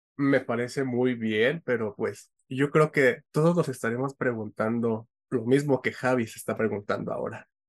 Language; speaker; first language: Spanish; native; Spanish